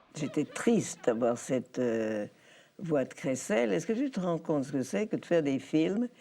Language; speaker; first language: French; early bilingual, other home language; Polish